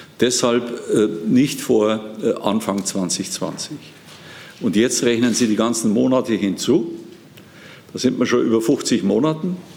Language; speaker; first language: German; native; German